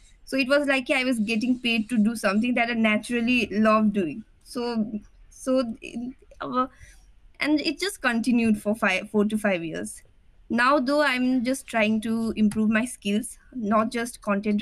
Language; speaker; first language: English; non-native, local second language; Nepali